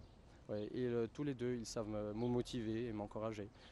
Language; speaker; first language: French; non-native, fluent; German